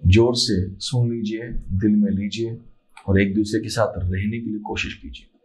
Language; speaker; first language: Hindi; non-native, local second language; Malayalam